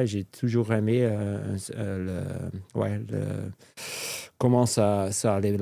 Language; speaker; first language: French; non-native, local second language; Dutch